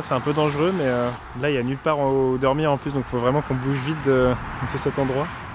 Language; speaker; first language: French; native; French